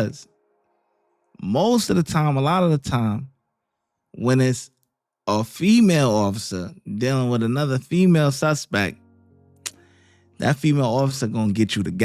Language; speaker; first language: English; native; English